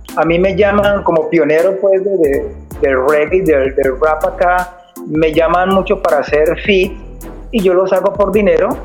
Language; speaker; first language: Spanish; native; Spanish